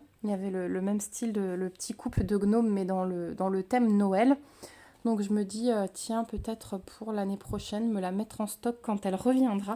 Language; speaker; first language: French; native; French